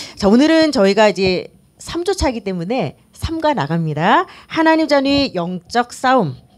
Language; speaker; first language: Korean; native; Korean